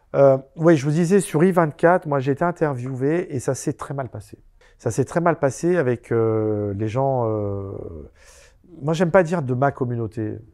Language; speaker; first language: French; native; French